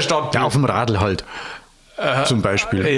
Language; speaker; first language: German; native; German